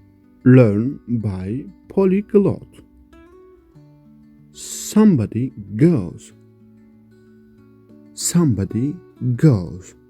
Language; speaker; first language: English; non-native, fluent; Kurdish